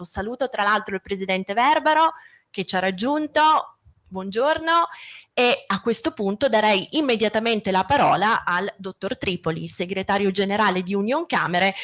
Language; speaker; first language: Italian; native; Italian